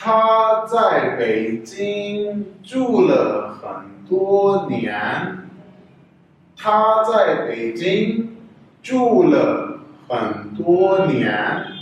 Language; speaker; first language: Chinese; non-native, fluent; Urdu